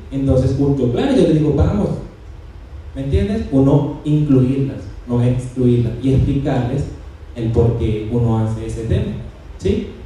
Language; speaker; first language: Spanish; native; Spanish